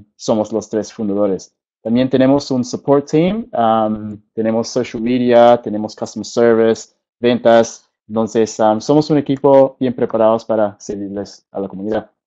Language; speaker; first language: Spanish; early bilingual, heritage; Spanish